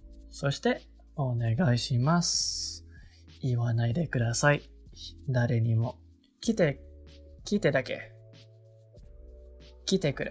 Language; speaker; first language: Japanese; non-native, learner; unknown